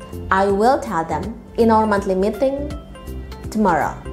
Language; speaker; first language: English; non-native, fluent; Indonesian